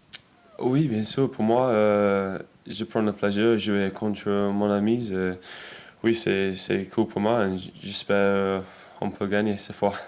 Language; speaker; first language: French; non-native, learner; English